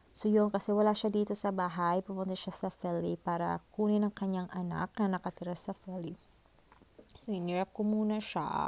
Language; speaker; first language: Filipino; non-native, local second language; Cebuano